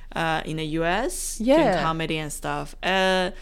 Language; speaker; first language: English; non-native, fluent; Chinese